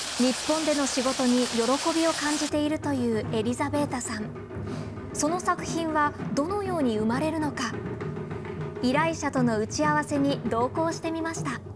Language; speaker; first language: Japanese; native; Japanese